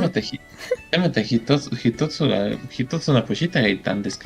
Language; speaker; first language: Japanese; non-native, fluent; Spanish